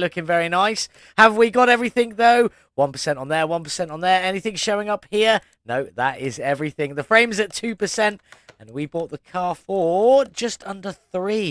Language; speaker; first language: English; native; English